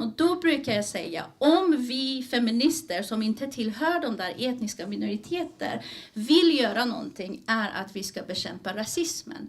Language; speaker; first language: Swedish; early bilingual, other home language; Persian